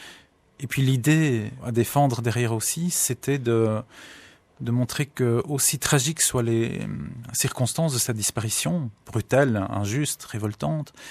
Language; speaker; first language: French; native; French